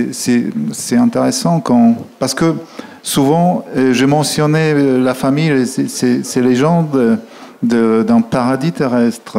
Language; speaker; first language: French; non-native, fluent; Polish